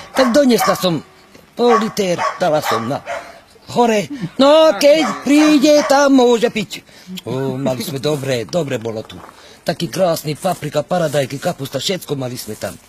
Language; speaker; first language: Slovak; non-native, local second language; Hungarian